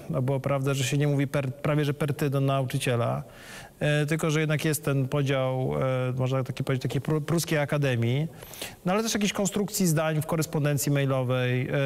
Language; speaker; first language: Polish; native; Polish